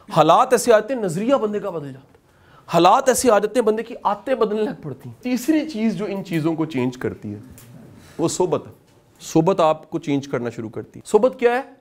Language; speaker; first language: Urdu; non-native, local second language; Punjabi